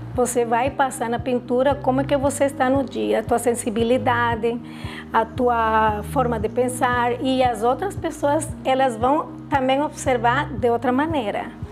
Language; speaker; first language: Portuguese; non-native, fluent; Spanish